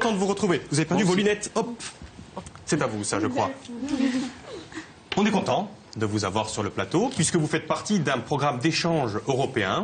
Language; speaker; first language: French; native; French